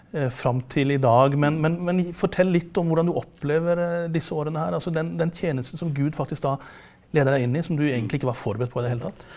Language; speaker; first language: Norwegian; native; Norwegian